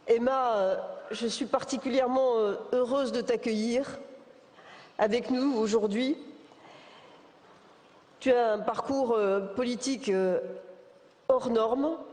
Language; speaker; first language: French; native; French